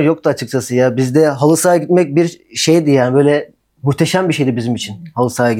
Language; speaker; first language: Turkish; native; Turkish